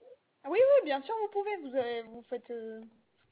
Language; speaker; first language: French; native; French